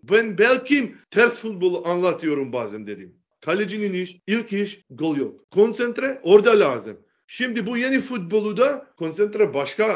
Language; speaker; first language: Turkish; non-native, learner; Macedonian